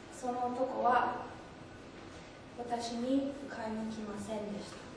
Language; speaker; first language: Japanese; non-native, learner; English